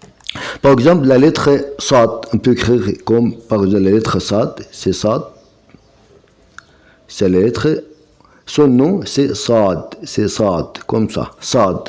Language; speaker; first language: French; non-native, fluent; Arabic